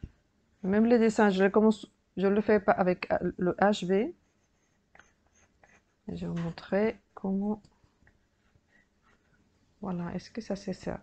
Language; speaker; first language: French; native; French